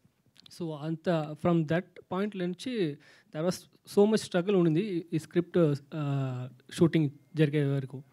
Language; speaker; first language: Telugu; non-native, local second language; Tamil